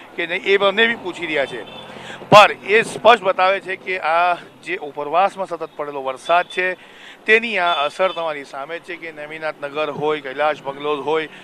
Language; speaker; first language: Gujarati; native; Gujarati